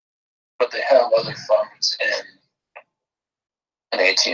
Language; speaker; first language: English; native; English